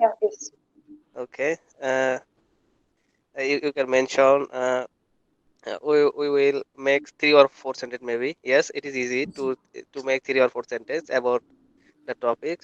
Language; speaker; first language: English; non-native, learner; Bangla